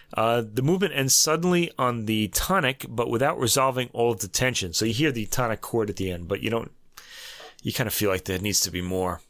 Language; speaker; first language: English; native; English